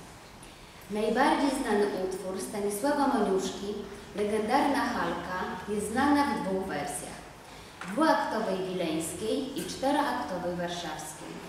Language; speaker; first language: Polish; native; Polish